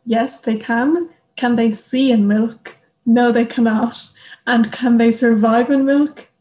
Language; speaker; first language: English; native; English